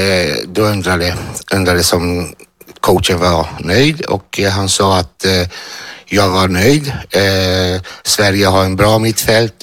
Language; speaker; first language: Swedish; non-native, fluent; Greek